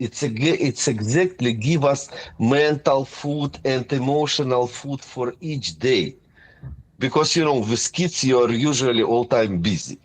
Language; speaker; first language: English; non-native, fluent; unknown